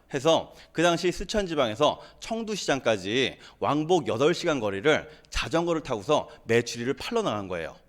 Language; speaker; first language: Korean; native; Korean